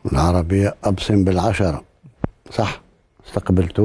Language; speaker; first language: French; non-native, local second language; Arabic